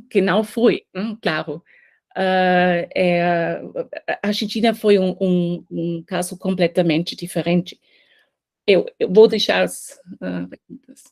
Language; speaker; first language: Portuguese; non-native, fluent; German